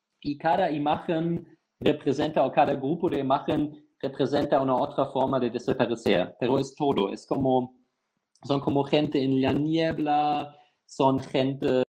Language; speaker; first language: Spanish; non-native, fluent; German